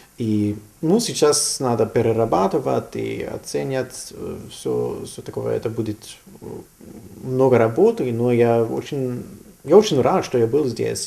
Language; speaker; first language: Russian; non-native, learner; German